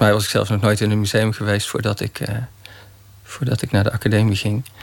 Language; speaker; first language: Dutch; native; Dutch